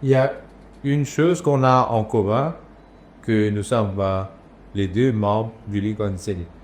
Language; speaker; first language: French; non-native, local second language; Morisyen